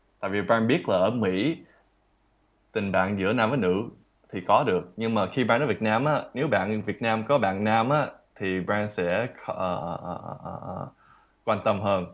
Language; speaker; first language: Vietnamese; early bilingual, heritage; Vietnamese